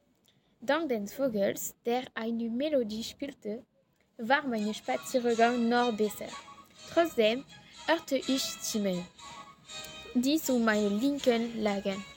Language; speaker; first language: German; non-native, learner; French